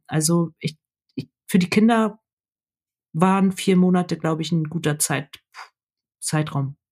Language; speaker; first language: German; native; German